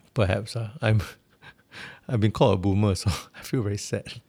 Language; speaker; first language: English; native; English